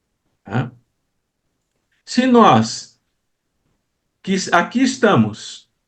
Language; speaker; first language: Portuguese; native; Portuguese